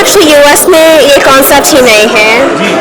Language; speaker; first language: Hindi; early bilingual, heritage; Hindi